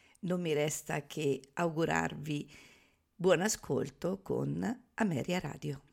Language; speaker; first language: Italian; native; Italian